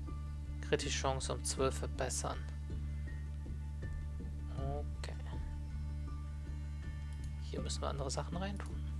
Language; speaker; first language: German; native; German